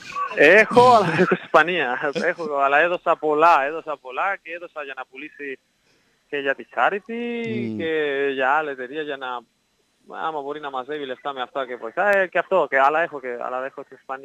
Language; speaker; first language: Greek; non-native, learner; Spanish